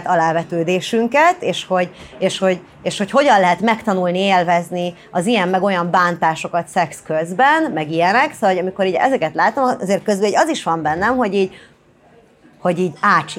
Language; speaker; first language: Hungarian; native; Hungarian